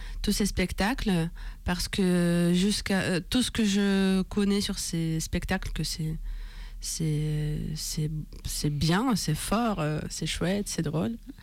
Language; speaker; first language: French; non-native, fluent; Russian